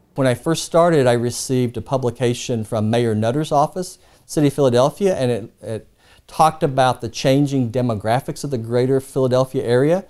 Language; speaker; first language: English; non-native, fluent; Spanish